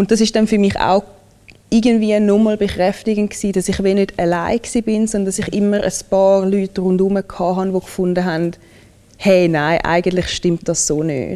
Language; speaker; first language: German; early bilingual, other home language; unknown